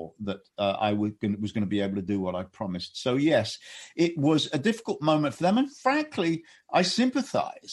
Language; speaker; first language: English; native; English